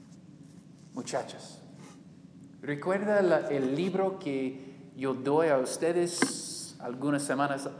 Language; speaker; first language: Spanish; non-native, learner; English